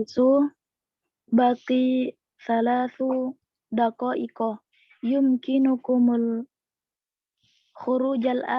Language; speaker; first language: Arabic; non-native, learner; Indonesian